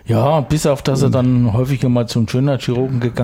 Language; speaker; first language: German; native; German